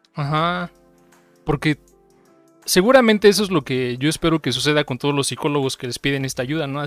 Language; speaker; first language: Spanish; native; Spanish